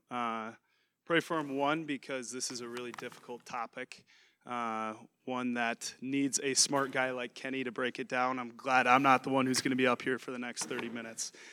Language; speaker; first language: English; native; English